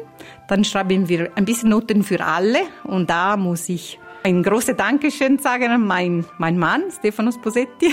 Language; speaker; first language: German; non-native, fluent; Italian